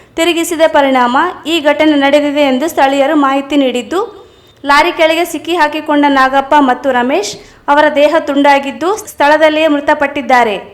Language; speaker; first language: Kannada; native; Kannada